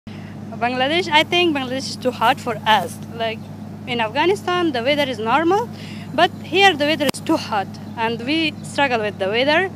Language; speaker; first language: English; non-native, learner; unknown